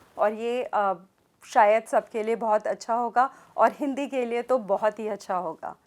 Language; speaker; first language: Hindi; native; Hindi